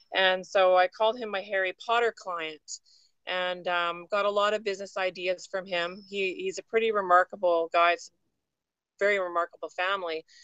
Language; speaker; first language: English; native; English